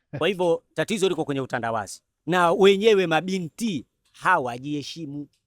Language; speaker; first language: Swahili; native; Swahili